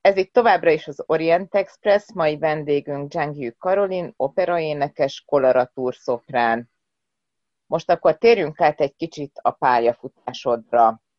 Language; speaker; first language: Hungarian; native; Hungarian